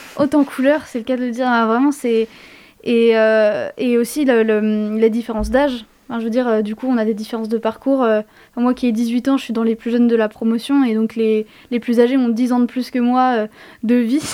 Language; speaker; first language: French; native; French